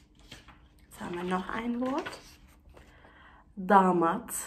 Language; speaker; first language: German; early bilingual, other home language; Turkish